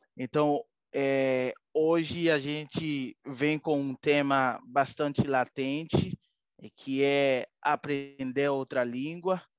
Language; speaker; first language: Portuguese; native; Portuguese